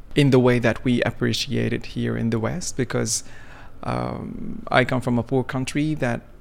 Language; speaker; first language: English; non-native, fluent; Arabic